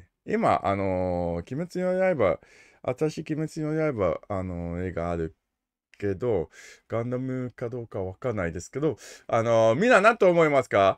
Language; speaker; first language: Japanese; non-native, learner; English